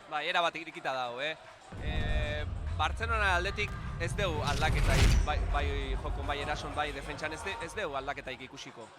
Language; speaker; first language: Basque; native; Basque